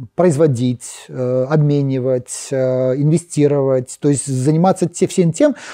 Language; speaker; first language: Russian; non-native, local second language; Polish